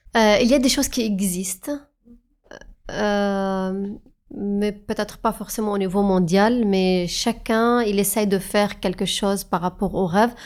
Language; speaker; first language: French; non-native, fluent; Arabic